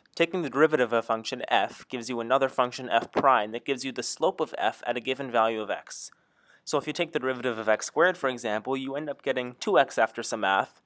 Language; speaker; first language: English; native; English